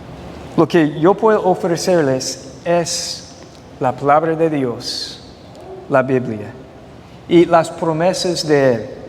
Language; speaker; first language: Spanish; non-native, fluent; English